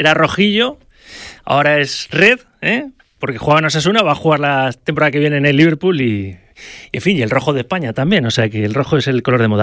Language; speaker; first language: Spanish; native; Spanish